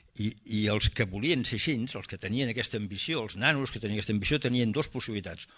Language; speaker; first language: Catalan; early bilingual, heritage; Catalan